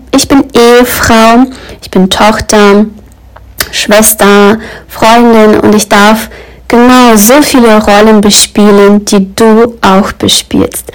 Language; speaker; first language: German; early bilingual, other home language; Russian